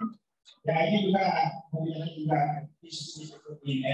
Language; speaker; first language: Indonesian; native; Indonesian